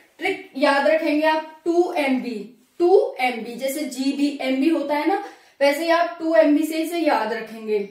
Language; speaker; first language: Hindi; native; Hindi